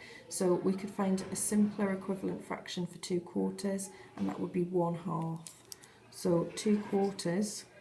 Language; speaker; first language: English; native; English